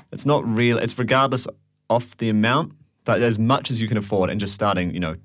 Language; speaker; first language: English; native; English